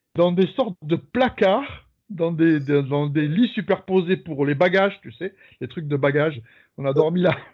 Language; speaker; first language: French; native; French